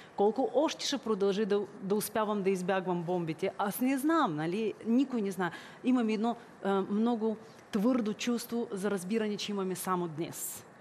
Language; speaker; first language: Bulgarian; early bilingual, heritage; Bulgarian